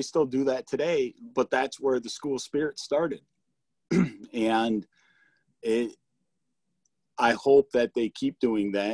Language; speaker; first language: English; native; English